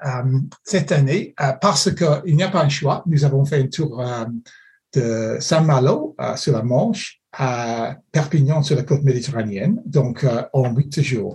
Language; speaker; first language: French; non-native, fluent; English